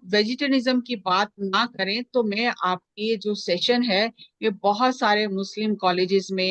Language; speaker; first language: Hindi; native; Hindi